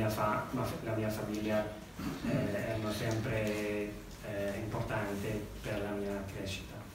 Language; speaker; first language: Italian; non-native, learner; English